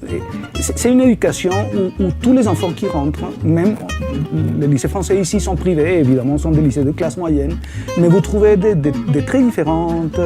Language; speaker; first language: French; non-native, fluent; Spanish